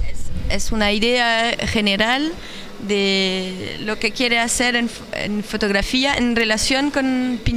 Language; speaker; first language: Spanish; non-native, learner; French